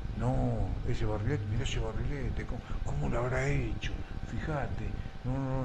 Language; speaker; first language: Spanish; native; Spanish